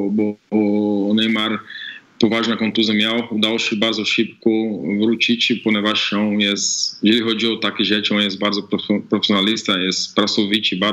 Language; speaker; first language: Polish; non-native, fluent; Portuguese